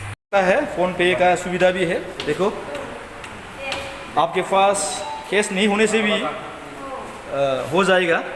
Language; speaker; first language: Hindi; non-native, local second language; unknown